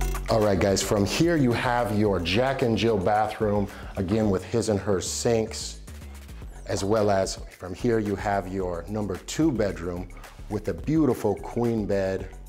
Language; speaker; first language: English; native; English